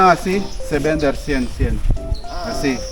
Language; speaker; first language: Spanish; non-native, learner; Filipino